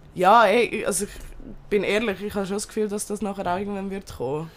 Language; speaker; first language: German; early bilingual, other home language; Turkish